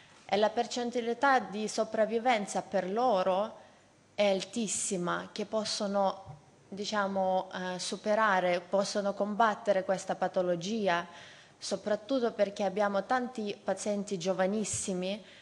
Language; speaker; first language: Italian; non-native, fluent; Ukrainian